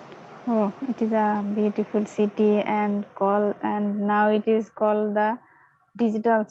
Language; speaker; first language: English; non-native, learner; Bangla